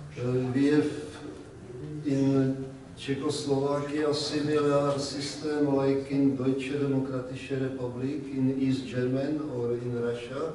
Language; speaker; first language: English; non-native, learner; Czech